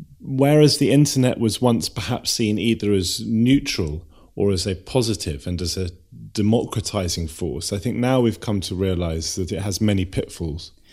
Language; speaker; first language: English; native; English